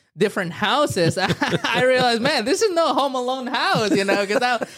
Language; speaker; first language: English; non-native, fluent; Spanish